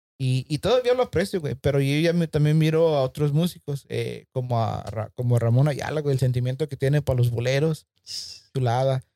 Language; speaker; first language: Spanish; early bilingual, heritage; Spanish